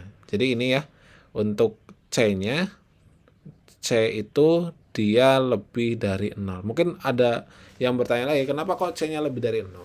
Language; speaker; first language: Indonesian; native; Indonesian